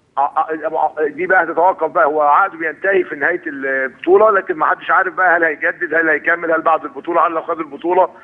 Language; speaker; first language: Egyptian Arabic; native; Egyptian Arabic